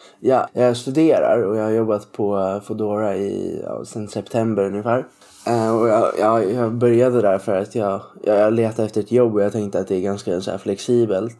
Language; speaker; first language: Swedish; native; Swedish